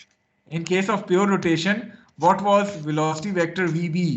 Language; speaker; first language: English; non-native, local second language; Hindi